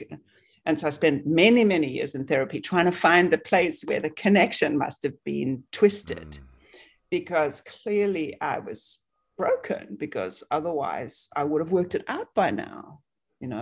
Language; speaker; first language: English; native; English